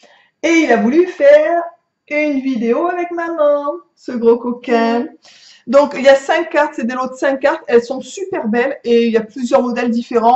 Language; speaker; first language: French; native; French